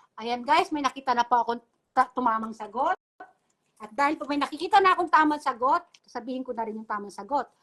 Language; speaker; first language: Filipino; non-native, local second language; Bikol